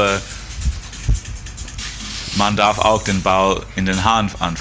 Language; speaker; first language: German; non-native, fluent; English